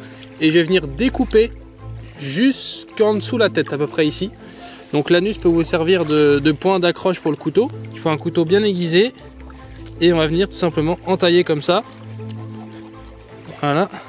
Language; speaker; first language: French; native; French